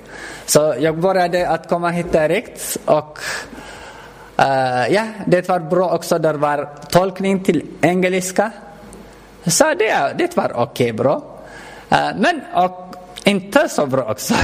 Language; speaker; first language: Swedish; non-native, learner; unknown